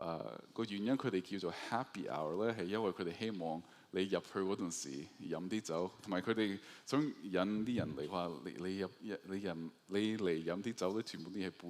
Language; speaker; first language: Cantonese; early bilingual, heritage; Cantonese